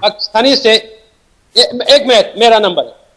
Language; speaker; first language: Hindi; non-native, fluent; Persian